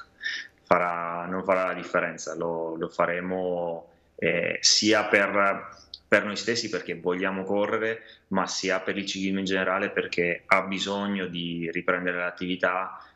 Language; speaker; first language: Italian; native; Italian